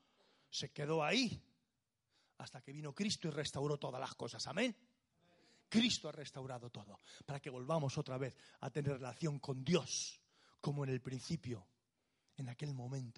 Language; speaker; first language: Spanish; native; Spanish